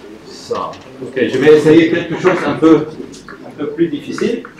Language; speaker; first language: French; non-native, fluent; Swedish